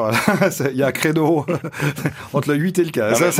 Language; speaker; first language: French; native; French